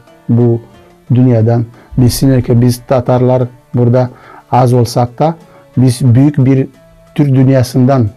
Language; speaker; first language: Turkish; non-native, learner; Crimean Tatar